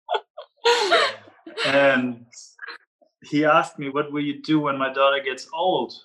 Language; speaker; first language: English; non-native, fluent; German